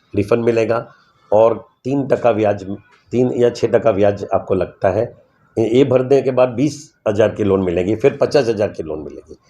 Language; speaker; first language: Hindi; non-native, local second language; Gujarati